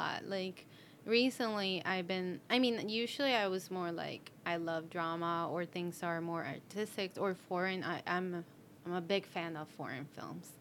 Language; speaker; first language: English; non-native, fluent; Spanish